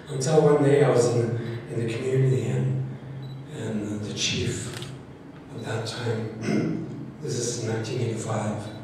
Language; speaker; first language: English; non-native, fluent; Cree